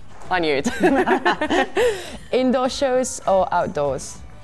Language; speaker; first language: English; non-native, fluent; French